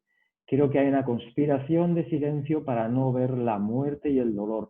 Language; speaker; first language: Spanish; native; Spanish